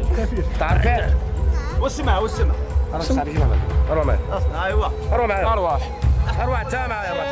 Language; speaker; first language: Arabic; native; Arabic